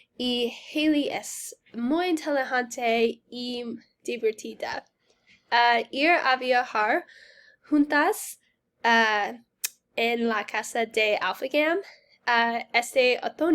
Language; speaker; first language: Spanish; non-native, learner; English